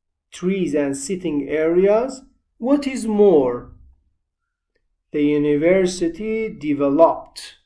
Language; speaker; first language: English; non-native, fluent; Persian